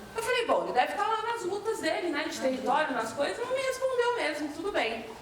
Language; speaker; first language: Portuguese; native; Portuguese